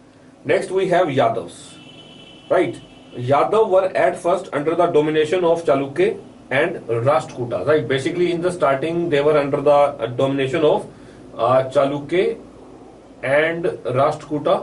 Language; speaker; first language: English; non-native, local second language; Hindi